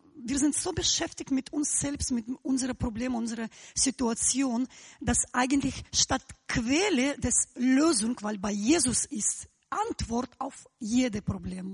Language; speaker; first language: German; non-native, fluent; Russian